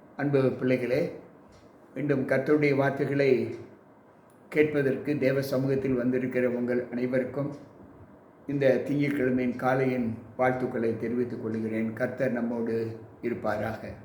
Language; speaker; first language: Tamil; native; Tamil